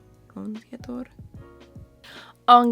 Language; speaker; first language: Spanish; non-native, learner; English